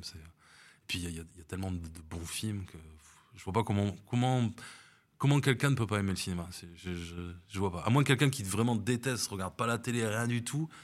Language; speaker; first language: French; native; French